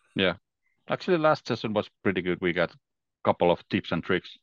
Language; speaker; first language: English; non-native, fluent; Finnish